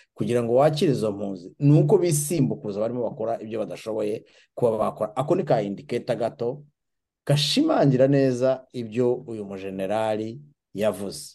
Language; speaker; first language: Kinyarwanda; native; Kinyarwanda